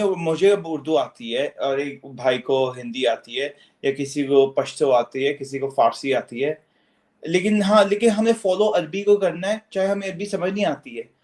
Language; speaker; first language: Urdu; native; Urdu